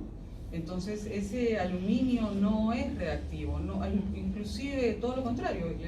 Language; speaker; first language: Spanish; native; Spanish